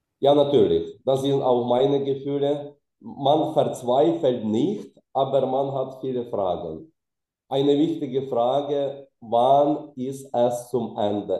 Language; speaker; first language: German; non-native, fluent; Ukrainian